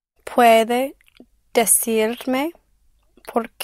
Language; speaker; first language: Spanish; non-native, learner; English